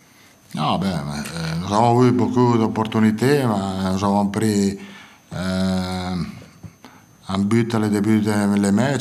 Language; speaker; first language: French; non-native, learner; Italian